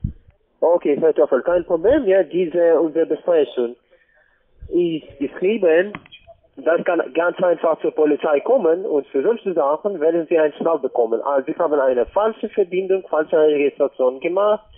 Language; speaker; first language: German; non-native, learner; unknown